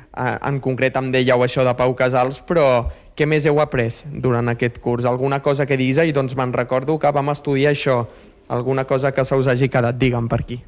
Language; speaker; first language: Catalan; native; Catalan